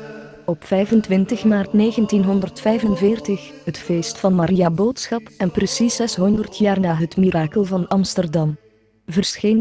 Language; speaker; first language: Dutch; native; Dutch